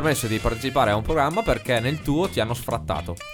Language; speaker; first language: Italian; native; Italian